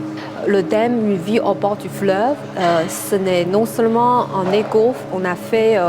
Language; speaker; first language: French; non-native, fluent; Chinese